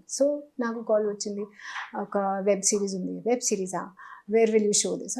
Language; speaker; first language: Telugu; non-native, learner; Hindi